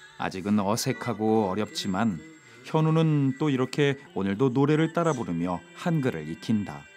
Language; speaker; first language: Korean; native; Korean